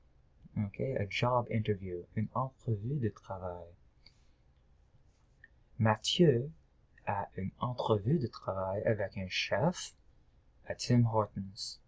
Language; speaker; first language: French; non-native, local second language; English